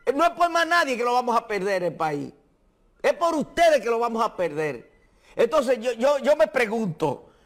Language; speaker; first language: Spanish; native; Spanish